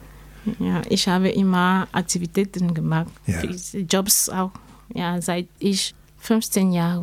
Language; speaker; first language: German; non-native, learner; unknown